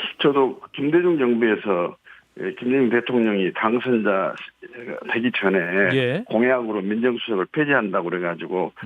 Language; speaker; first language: Korean; native; Korean